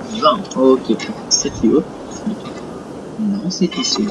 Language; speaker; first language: French; native; French